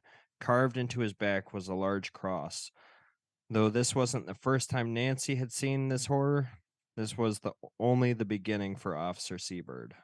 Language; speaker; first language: English; native; English